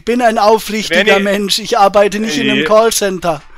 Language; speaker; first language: German; native; German